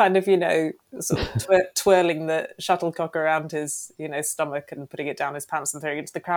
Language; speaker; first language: English; native; English